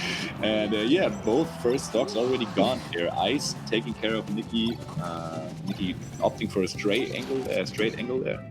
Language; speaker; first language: English; non-native, fluent; German